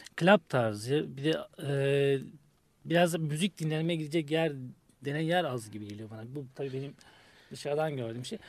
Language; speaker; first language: Turkish; native; Turkish